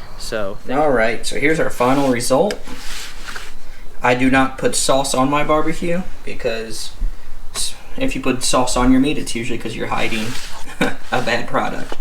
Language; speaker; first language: English; native; English